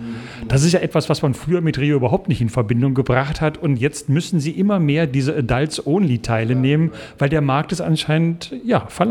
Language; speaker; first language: German; native; German